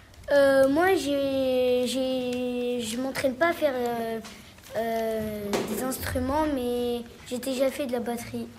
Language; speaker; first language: French; non-native, learner; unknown